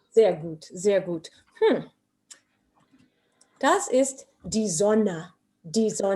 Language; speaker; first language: German; non-native, fluent; English